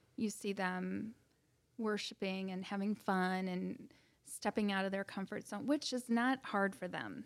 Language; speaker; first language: English; native; English